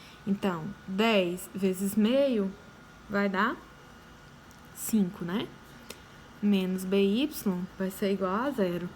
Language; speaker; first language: Portuguese; native; Portuguese